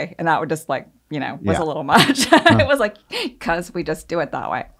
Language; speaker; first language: English; native; English